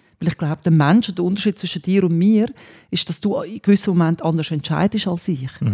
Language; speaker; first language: German; early bilingual, other home language; Swiss German